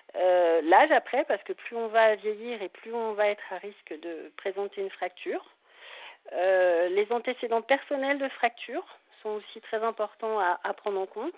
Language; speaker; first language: French; native; French